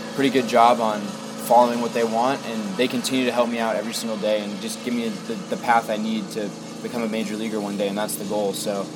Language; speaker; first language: English; native; English